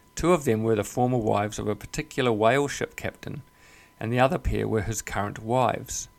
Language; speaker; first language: English; native; English